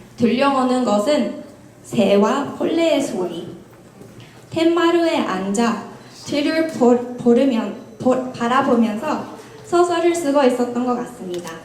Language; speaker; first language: Korean; non-native, fluent; Japanese